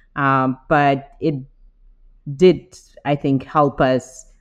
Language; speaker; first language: English; non-native, fluent; Ukrainian